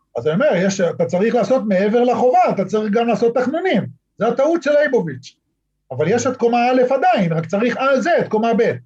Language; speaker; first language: Hebrew; native; Hebrew